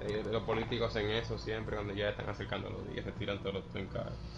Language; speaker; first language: Spanish; early bilingual, heritage; Spanish